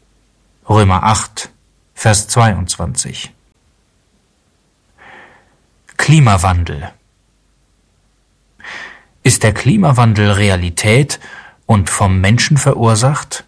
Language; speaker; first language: German; native; German